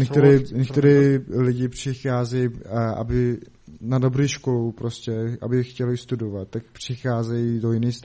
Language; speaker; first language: Czech; non-native, learner; Mongolian